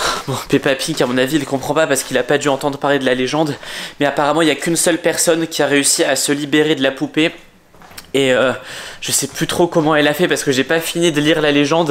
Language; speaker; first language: French; native; French